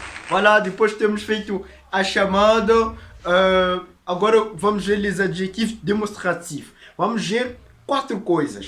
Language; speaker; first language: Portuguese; non-native, fluent; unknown